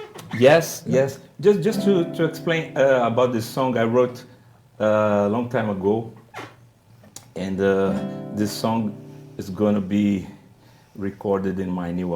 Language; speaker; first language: English; non-native, fluent; Portuguese